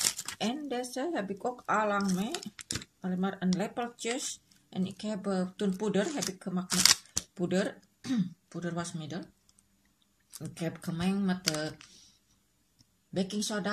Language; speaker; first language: Dutch; non-native, learner; Indonesian